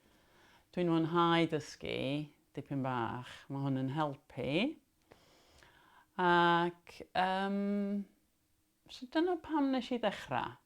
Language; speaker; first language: Welsh; non-native, local second language; English